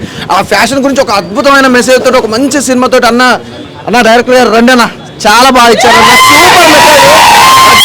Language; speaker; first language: Telugu; native; Telugu